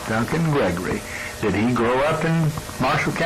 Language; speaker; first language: English; native; English